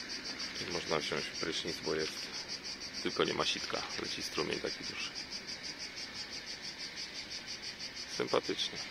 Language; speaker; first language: Polish; native; Polish